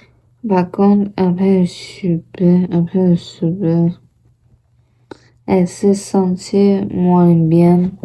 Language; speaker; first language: French; non-native, learner; Portuguese